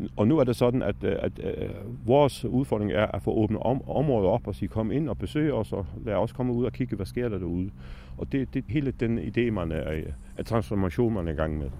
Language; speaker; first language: Danish; native; Danish